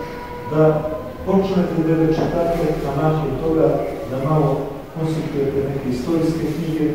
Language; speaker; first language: Croatian; native; Croatian